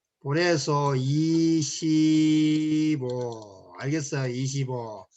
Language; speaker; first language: Spanish; non-native, learner; Korean